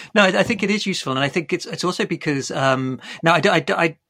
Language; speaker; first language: English; native; English